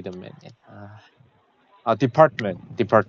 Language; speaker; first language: English; non-native, learner; Korean